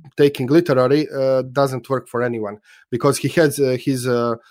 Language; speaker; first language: English; non-native, fluent; Croatian